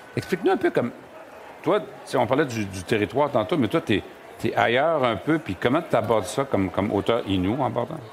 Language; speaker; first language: French; native; French